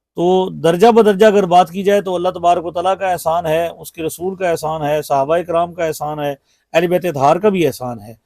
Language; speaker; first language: Urdu; non-native, local second language; Punjabi